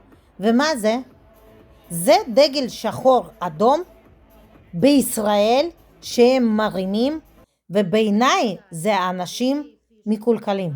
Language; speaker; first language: Hebrew; non-native, fluent; Russian